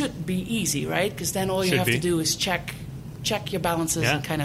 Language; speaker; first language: English; non-native, fluent; Dutch